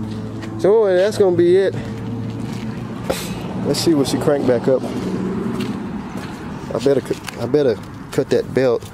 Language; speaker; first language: English; native; English